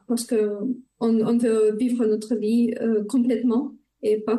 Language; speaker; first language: French; non-native, fluent; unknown